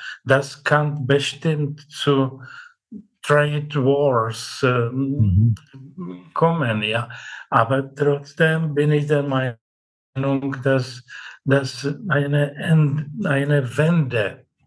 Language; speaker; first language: German; non-native, fluent; Czech